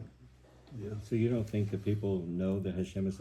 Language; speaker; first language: English; native; English